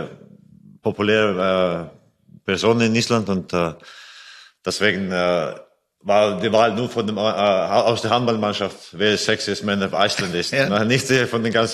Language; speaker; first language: German; non-native, fluent; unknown